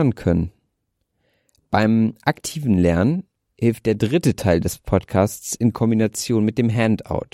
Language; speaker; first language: German; native; German